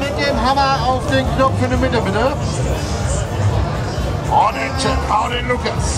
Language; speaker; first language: German; native; German